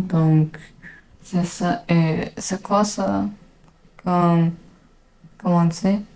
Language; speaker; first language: French; non-native, learner; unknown